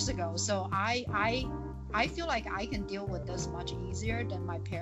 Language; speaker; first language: English; non-native, fluent; Chinese